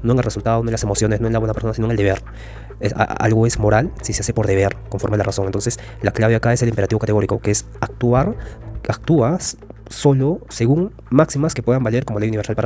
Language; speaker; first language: Spanish; native; Spanish